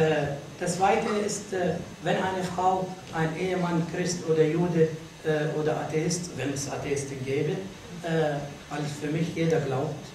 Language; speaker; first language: German; non-native, fluent; Arabic